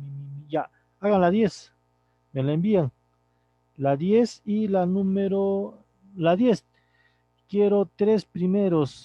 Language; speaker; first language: Spanish; native; Spanish